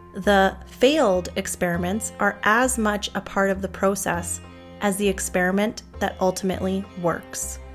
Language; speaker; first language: English; native; English